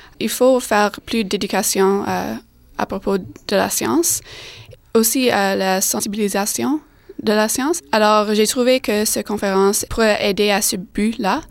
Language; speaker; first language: French; non-native, fluent; English